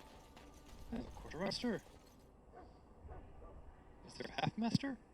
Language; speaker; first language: English; native; English